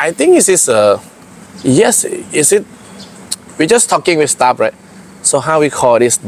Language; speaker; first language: English; non-native, learner; Thai